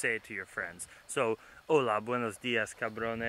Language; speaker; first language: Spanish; non-native, learner; English